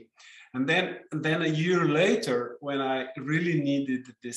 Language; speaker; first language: English; non-native, fluent; Slovenian